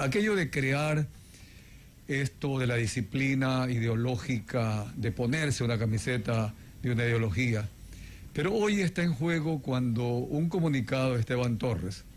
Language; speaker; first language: Spanish; native; Spanish